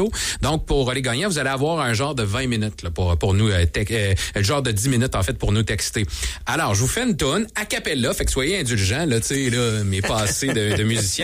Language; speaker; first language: French; native; French